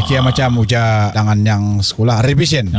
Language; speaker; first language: Malay; native; Malay